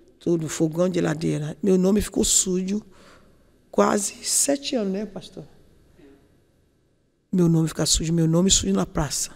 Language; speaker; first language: Portuguese; non-native, learner; Yoruba